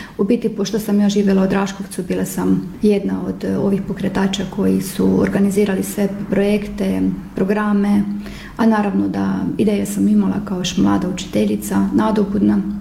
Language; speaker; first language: Croatian; early bilingual, heritage; Croatian